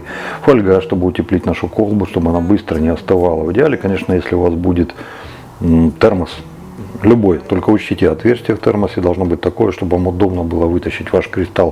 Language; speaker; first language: Russian; native; Russian